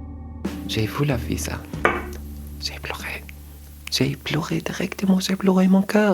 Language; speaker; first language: French; early bilingual, other home language; Arabic